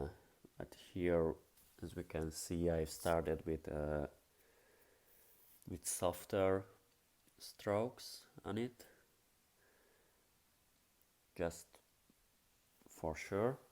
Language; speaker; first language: English; non-native, fluent; Hungarian